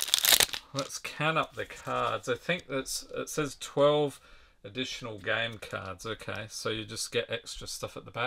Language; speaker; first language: English; native; English